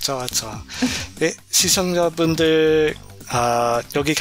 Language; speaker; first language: Korean; non-native, learner; English